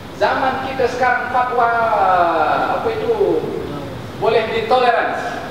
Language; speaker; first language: Malay; native; Malay